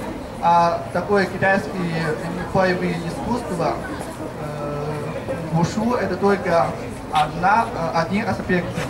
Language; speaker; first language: Russian; non-native, fluent; Chinese